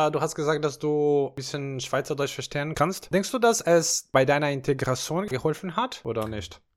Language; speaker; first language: German; non-native, fluent; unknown